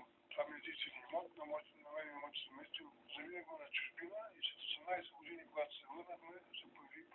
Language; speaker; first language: Bulgarian; native; Bulgarian